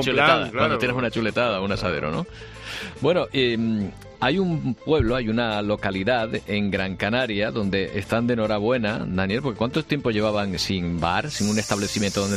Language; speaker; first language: Spanish; native; Spanish